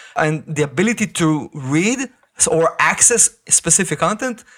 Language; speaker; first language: English; non-native, fluent; Hebrew